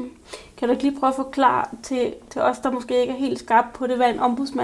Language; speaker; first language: Danish; native; Danish